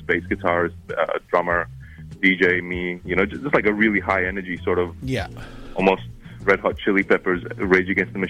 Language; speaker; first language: English; non-native, local second language; Arabic